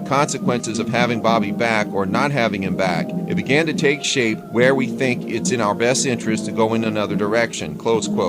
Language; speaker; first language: English; native; English